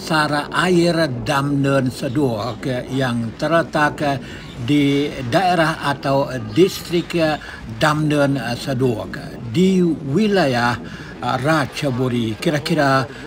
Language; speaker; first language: Malay; native; Malay